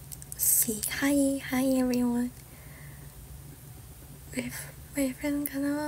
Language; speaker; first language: English; non-native, fluent; Georgian